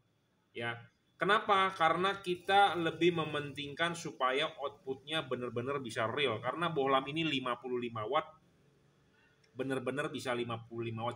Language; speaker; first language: Indonesian; native; Indonesian